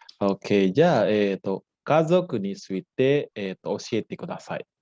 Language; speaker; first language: Japanese; non-native, fluent; Indonesian